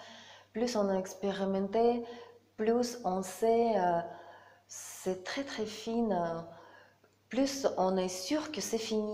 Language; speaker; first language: French; non-native, learner; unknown